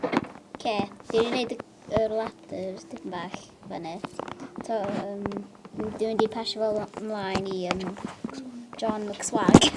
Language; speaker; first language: Welsh; non-native, local second language; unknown